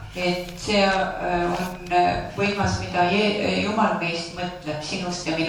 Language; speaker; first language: Finnish; non-native, learner; Estonian